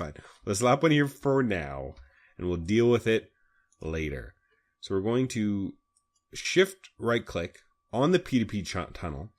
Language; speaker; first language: English; native; English